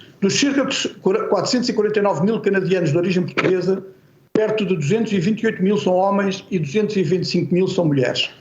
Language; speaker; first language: Portuguese; native; Portuguese